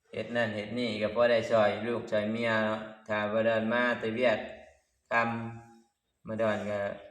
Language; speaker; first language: Lao; native; Lao